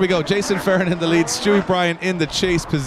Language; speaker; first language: English; native; English